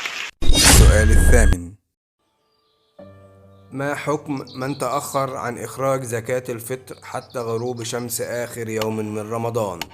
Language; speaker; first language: Arabic; native; Arabic